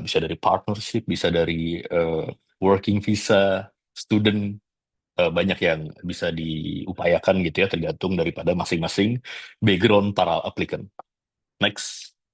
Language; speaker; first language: Indonesian; native; Indonesian